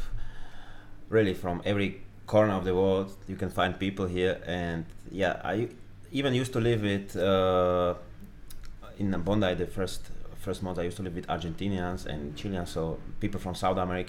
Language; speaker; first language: English; non-native, fluent; Slovak